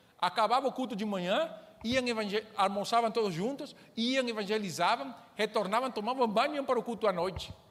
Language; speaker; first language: Portuguese; non-native, fluent; Spanish